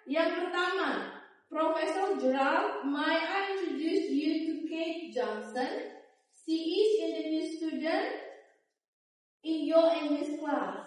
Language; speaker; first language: English; non-native, fluent; Indonesian